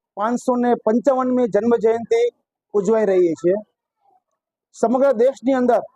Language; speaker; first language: Gujarati; non-native, local second language; Sindhi